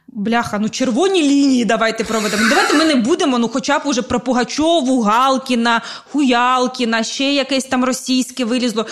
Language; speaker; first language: Ukrainian; non-native, local second language; Russian